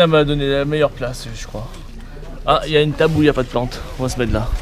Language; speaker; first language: French; native; French